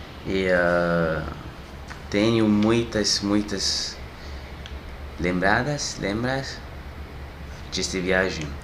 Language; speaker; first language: Portuguese; non-native, learner; French